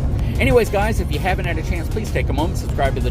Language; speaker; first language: English; native; English